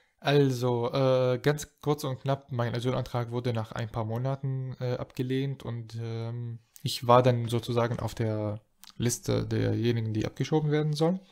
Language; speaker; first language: German; non-native, fluent; Arabic